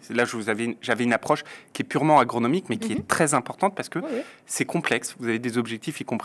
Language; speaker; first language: French; native; French